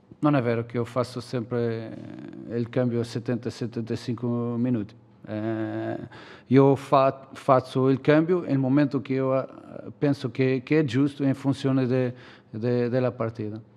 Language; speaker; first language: Italian; non-native, learner; Portuguese